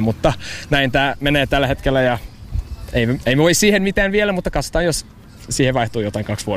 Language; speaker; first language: Finnish; non-native, learner; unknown